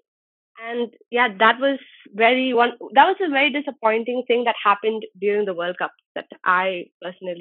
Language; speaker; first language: English; non-native, local second language; Khasi